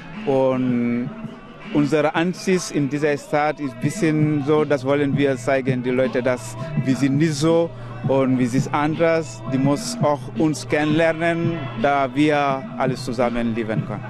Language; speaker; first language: German; non-native, learner; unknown